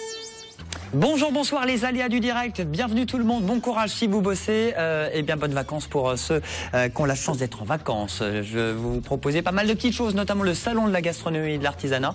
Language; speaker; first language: French; native; French